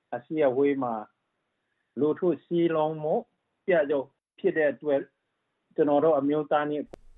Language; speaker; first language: Burmese; non-native, local second language; Hakha Chin